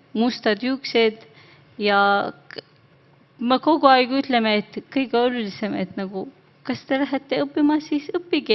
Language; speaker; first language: Estonian; non-native, learner; Arabic